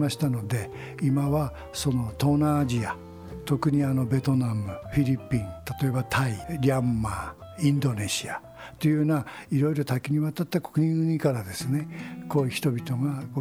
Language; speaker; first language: Japanese; native; Japanese